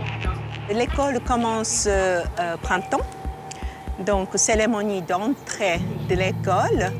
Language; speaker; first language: French; non-native, fluent; Japanese